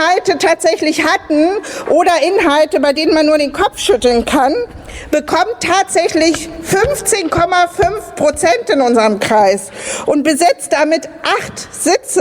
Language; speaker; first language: German; native; German